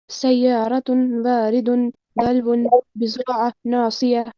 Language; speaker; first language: Arabic; non-native, learner; Urdu